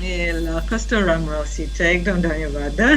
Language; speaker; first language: Nepali; non-native, learner; English